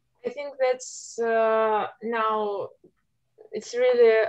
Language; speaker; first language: English; non-native, learner; Russian